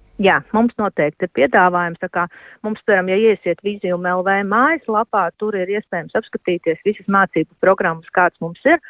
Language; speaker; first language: Latvian; native; Latvian